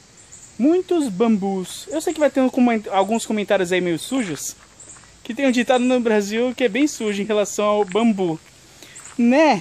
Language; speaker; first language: Portuguese; native; Portuguese